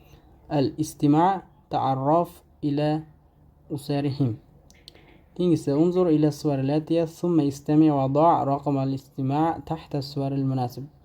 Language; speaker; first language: Arabic; non-native, fluent; Uzbek